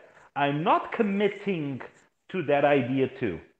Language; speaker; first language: English; non-native, fluent; Portuguese